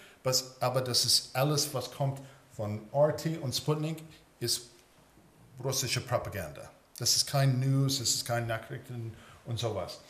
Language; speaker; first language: German; early bilingual, heritage; English